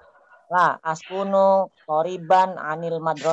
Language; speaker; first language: Arabic; non-native, learner; Indonesian